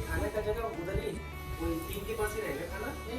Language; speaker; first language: Hindi; non-native, local second language; Bangla